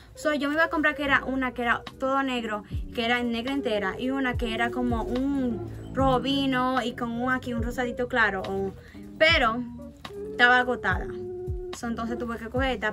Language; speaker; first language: Spanish; early bilingual, heritage; Spanish